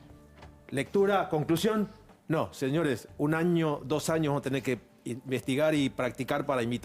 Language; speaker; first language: Spanish; native; Spanish